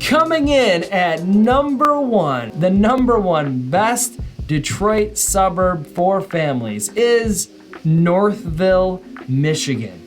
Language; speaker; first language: English; native; English